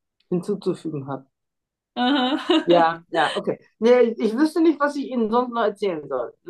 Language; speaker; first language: German; native; German